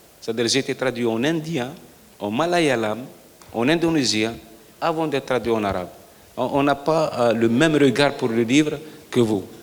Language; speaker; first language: French; non-native, local second language; Arabic